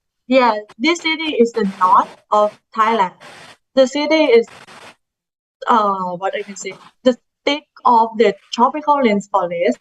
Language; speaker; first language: English; non-native, learner; Thai